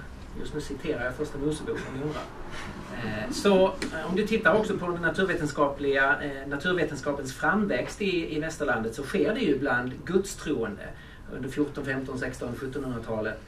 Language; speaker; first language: Swedish; native; Swedish